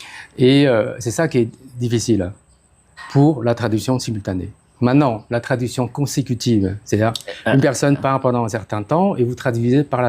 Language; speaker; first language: French; non-native, fluent; Khmer